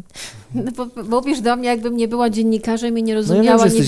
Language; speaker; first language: Polish; native; Polish